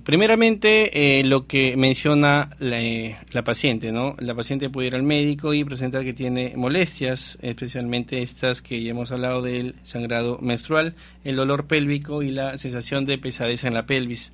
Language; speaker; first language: Spanish; native; Spanish